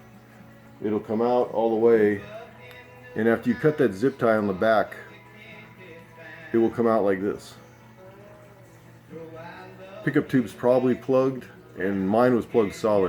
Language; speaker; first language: English; native; English